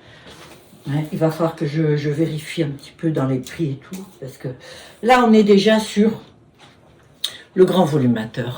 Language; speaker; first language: French; native; French